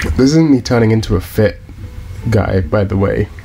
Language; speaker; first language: English; native; English